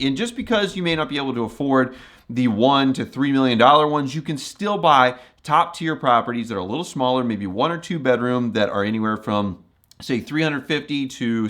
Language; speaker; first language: English; native; English